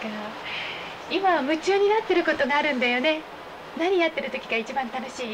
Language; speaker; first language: Japanese; native; Japanese